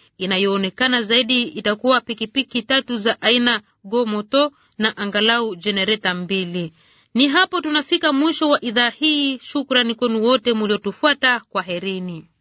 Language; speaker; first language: Swahili; native; Swahili